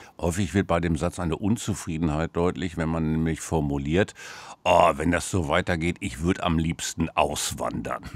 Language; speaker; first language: German; native; German